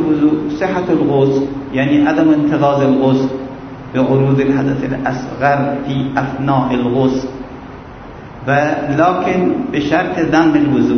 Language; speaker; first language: Arabic; non-native, fluent; Persian